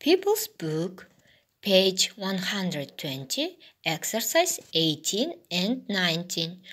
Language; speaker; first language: English; non-native, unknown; Kazakh